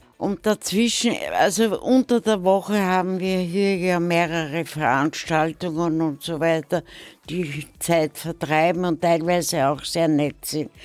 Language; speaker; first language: German; native; German